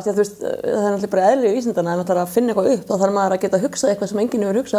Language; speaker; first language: Icelandic; native; Icelandic